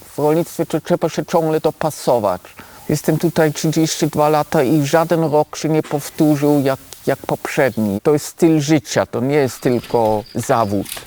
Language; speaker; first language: Polish; non-native, fluent; German